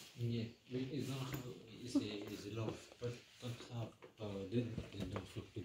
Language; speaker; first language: English; non-native, learner; French